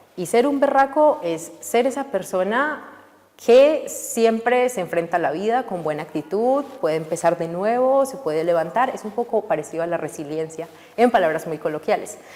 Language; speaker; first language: Spanish; native; Spanish